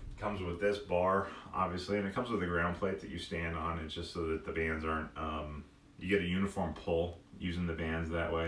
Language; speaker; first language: English; native; English